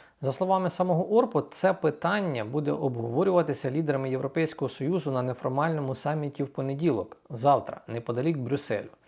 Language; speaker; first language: Ukrainian; native; Ukrainian